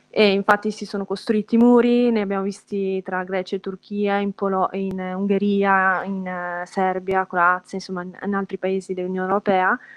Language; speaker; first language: Italian; native; Italian